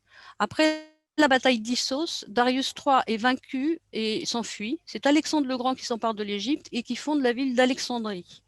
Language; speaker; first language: French; native; French